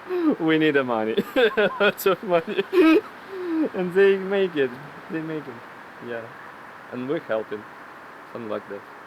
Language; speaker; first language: English; non-native, learner; Ukrainian